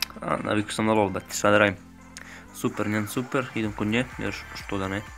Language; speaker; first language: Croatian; early bilingual, heritage; Croatian